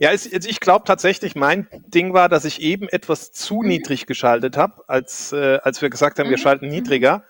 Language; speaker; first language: German; native; German